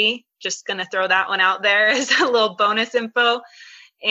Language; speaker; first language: English; native; English